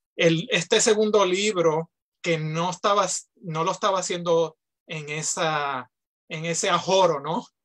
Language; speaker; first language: Spanish; native; Spanish